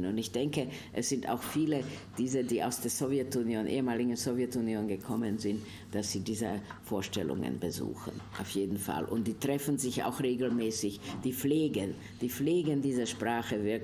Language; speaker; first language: German; non-native, fluent; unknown